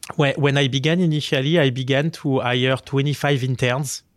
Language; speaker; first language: English; non-native, fluent; French